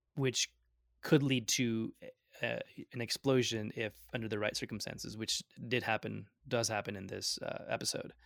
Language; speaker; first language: English; early bilingual, other home language; Gujarati